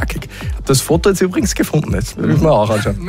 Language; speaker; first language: German; native; German